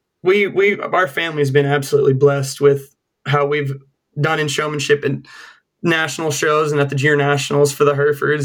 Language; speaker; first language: English; native; English